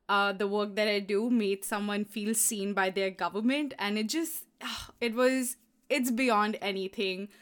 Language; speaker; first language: English; non-native, local second language; Hindi